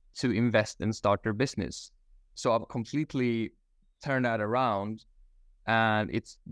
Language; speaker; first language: English; non-native, fluent; Swedish